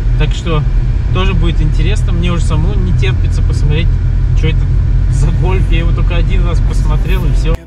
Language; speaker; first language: Russian; early bilingual, heritage; Russian